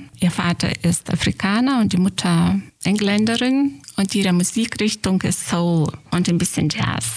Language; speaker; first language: German; non-native, fluent; Lithuanian